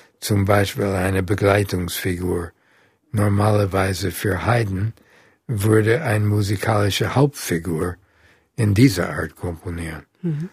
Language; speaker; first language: German; non-native, fluent; English